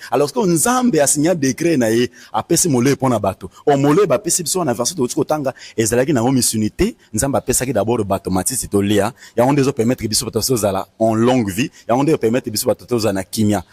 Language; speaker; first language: Lingala; native; Lingala